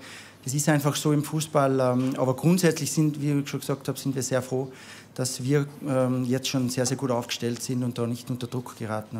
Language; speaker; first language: German; native; German